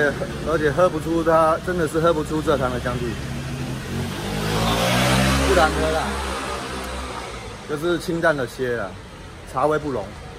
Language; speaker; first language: Chinese; native; Chinese